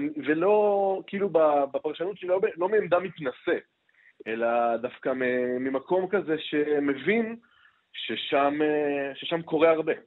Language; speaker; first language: Hebrew; native; Hebrew